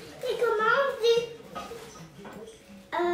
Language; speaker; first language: Vietnamese; early bilingual, heritage; French